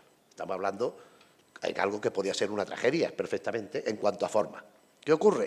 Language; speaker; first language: Spanish; native; Spanish